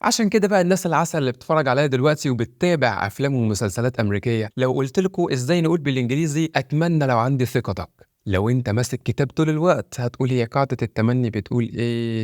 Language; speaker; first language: Arabic; native; Arabic